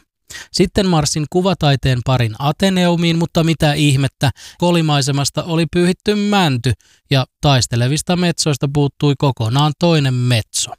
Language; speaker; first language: Finnish; native; Finnish